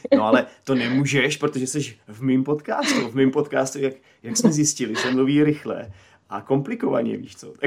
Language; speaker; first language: Czech; native; Czech